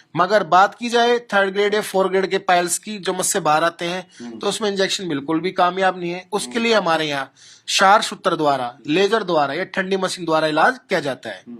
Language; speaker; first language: Hindi; native; Hindi